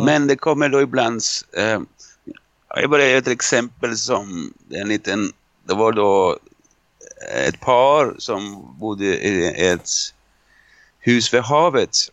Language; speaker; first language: Swedish; non-native, fluent; Italian